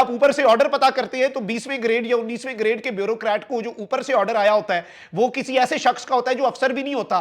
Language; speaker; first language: Urdu; native; Urdu